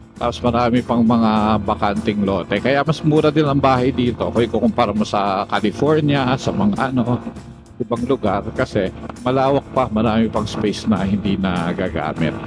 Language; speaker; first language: Filipino; native; Filipino